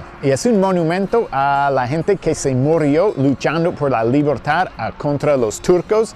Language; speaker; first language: Spanish; non-native, fluent; English